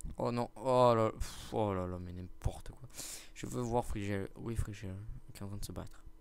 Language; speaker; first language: French; native; French